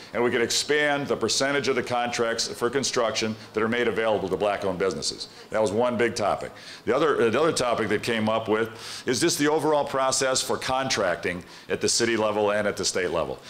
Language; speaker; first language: English; native; English